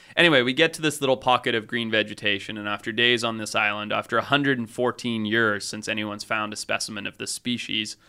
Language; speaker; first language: English; native; English